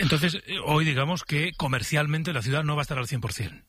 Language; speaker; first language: Spanish; native; Spanish